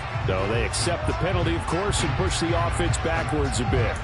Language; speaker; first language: English; native; English